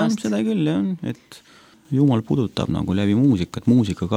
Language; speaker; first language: Estonian; non-native, local second language; Russian